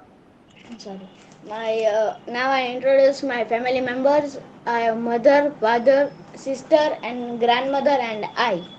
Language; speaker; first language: English; non-native, learner; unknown